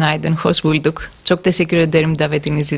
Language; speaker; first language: Turkish; non-native, fluent; Greek